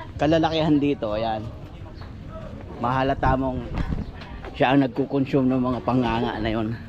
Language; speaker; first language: Filipino; non-native, local second language; Bikol